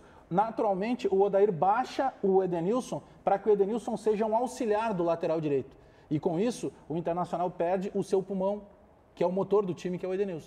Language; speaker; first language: Portuguese; native; Portuguese